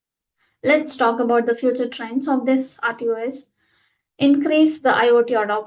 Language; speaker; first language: English; non-native, local second language; Telugu